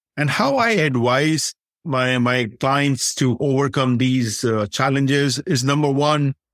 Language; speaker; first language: English; non-native, local second language; Hindi